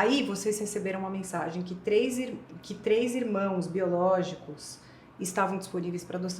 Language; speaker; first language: Portuguese; native; Portuguese